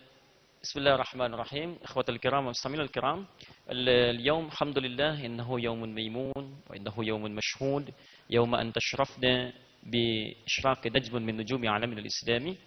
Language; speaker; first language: Arabic; non-native, fluent; Indonesian